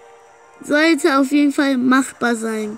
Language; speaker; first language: German; native; German